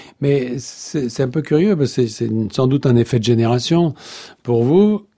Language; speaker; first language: French; native; French